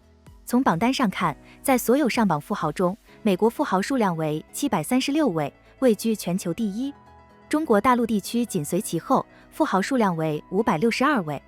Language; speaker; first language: Chinese; native; Chinese